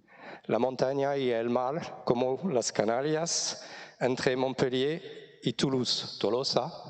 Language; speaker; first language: Spanish; non-native, fluent; French